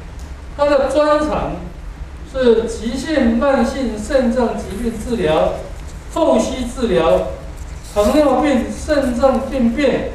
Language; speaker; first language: Chinese; native; Chinese